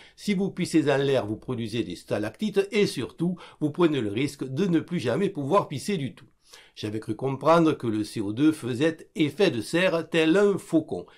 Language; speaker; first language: French; native; French